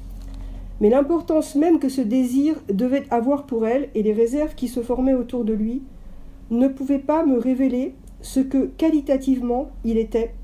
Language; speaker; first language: French; native; French